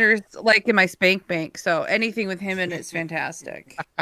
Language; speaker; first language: English; native; English